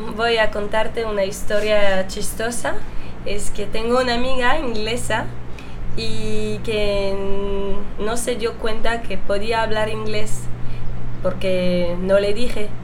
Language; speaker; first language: Spanish; non-native, fluent; French